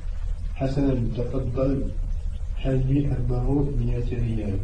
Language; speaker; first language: Arabic; non-native, learner; French